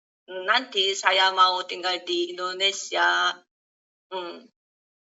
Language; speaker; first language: Indonesian; non-native, learner; Korean